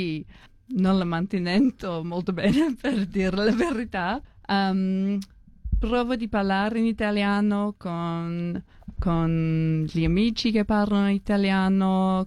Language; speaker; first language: Italian; non-native, learner; English